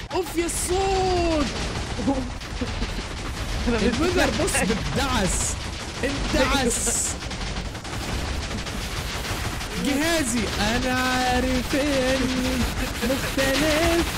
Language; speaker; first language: Arabic; native; Arabic